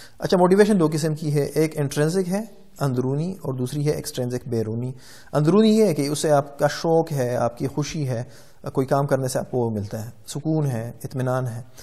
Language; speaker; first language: Urdu; non-native, local second language; Pashto